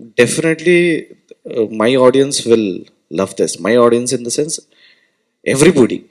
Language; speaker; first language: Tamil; non-native, learner; Kannada